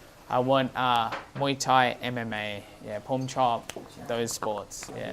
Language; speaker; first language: English; native; English